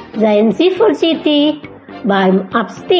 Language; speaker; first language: German; non-native, fluent; Indonesian